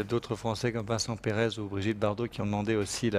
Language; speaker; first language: French; native; French